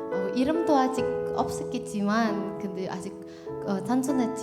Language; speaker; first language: Korean; non-native, learner; Indonesian